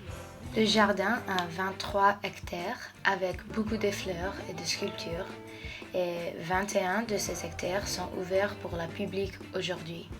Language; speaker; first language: French; non-native, fluent; English